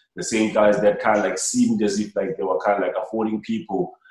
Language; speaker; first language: English; non-native, local second language; Xhosa